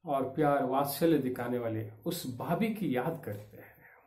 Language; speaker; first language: Hindi; non-native, local second language; Kannada